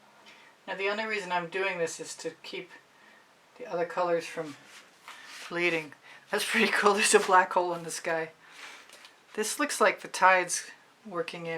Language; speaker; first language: English; native; English